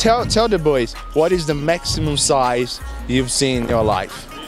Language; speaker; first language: English; non-native, fluent; Portuguese